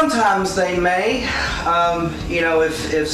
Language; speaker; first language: English; native; English